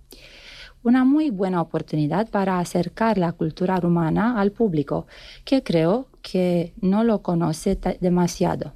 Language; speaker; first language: Spanish; non-native, fluent; Romanian